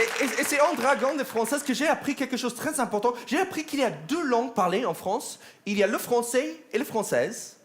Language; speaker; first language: French; non-native, fluent; English